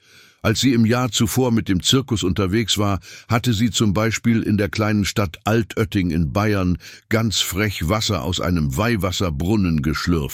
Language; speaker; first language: German; native; German